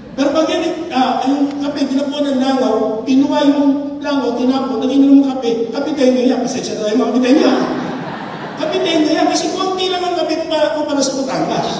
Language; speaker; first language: Filipino; non-native, local second language; Iloko